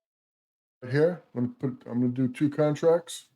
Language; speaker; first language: English; native; English